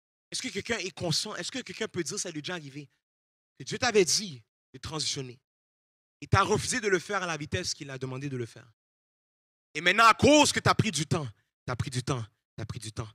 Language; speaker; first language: French; native; French